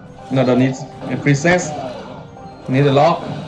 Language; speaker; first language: English; non-native, learner; Vietnamese